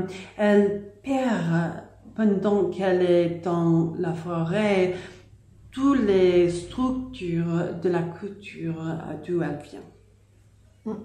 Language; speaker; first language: French; non-native, learner; English